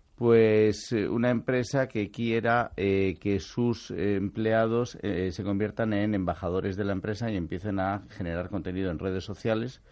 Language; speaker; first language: Spanish; native; Spanish